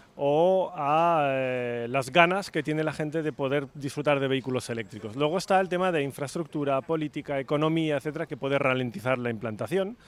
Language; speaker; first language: Spanish; native; Spanish